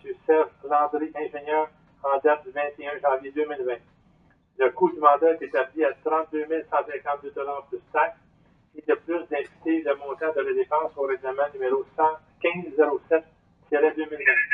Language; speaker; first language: French; native; French